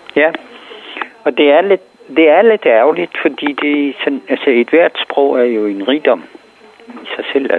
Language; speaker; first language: Danish; non-native, fluent; Urdu